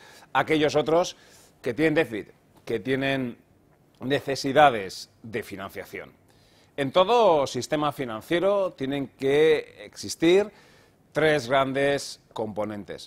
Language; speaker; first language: Spanish; native; Spanish